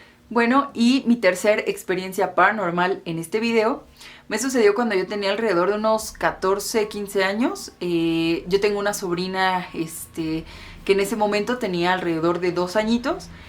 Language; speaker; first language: Spanish; native; Spanish